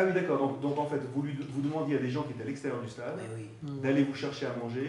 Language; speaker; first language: French; native; French